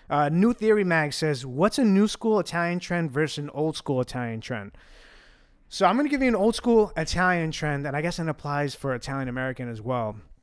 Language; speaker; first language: English; early bilingual, other home language; Italian